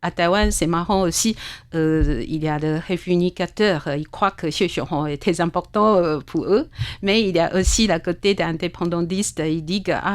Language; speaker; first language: French; non-native, fluent; Chinese